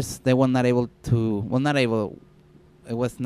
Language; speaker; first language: English; non-native, fluent; Spanish